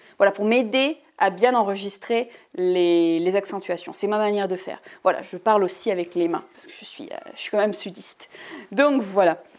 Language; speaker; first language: French; native; French